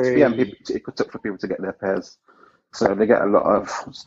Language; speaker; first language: English; native; English